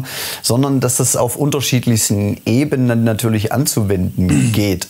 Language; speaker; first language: German; native; German